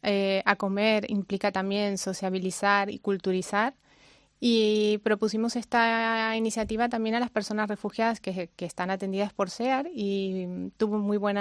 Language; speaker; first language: Spanish; native; Spanish